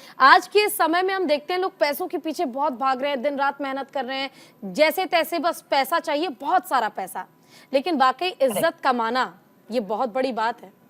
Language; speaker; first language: Hindi; native; Hindi